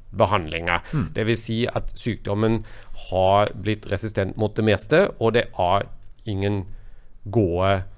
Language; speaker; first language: Norwegian; non-native, fluent; German